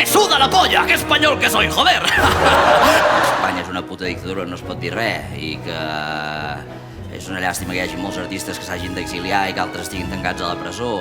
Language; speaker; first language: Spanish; non-native, local second language; Catalan